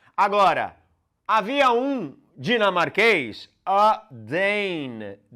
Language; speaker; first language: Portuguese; non-native, fluent; English